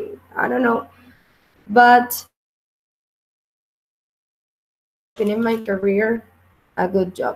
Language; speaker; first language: English; non-native, learner; Spanish